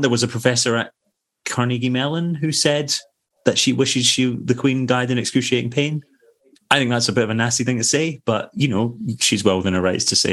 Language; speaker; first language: English; native; English